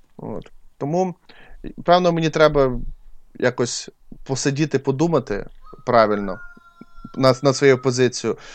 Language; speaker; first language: Ukrainian; non-native, local second language; Russian